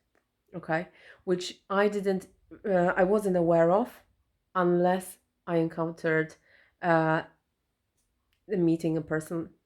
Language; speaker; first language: English; non-native, fluent; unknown